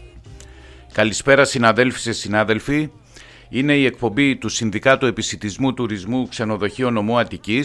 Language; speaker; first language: Greek; native; Greek